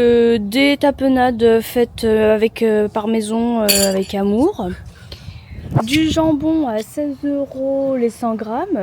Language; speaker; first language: French; native; French